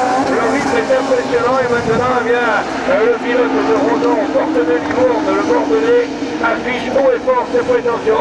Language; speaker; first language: French; native; French